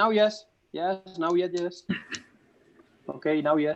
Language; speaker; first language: English; non-native, learner; Spanish